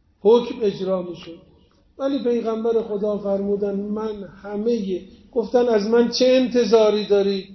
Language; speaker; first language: Persian; native; Persian